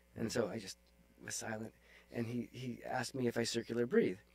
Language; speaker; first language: English; native; English